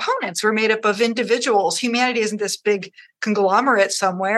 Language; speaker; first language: English; native; English